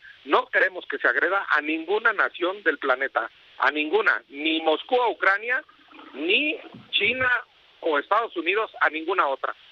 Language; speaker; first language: Spanish; native; Spanish